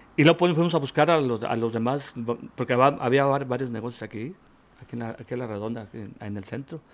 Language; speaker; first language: Spanish; native; Spanish